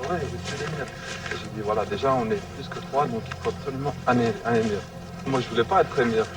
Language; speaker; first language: French; native; French